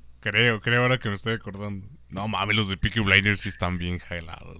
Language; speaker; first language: Spanish; native; Spanish